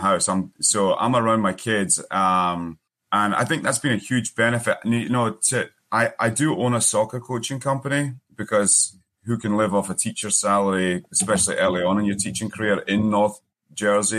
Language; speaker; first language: English; native; English